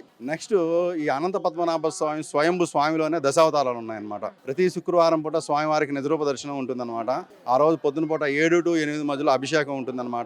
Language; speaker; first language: Telugu; native; Telugu